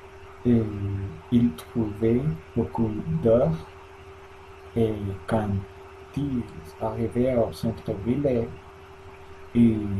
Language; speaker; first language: French; non-native, learner; Spanish